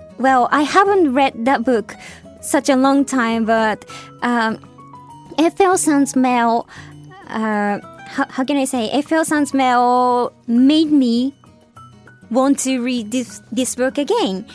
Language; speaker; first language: English; non-native, fluent; Japanese